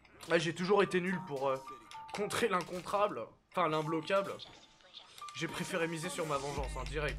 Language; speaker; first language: French; native; French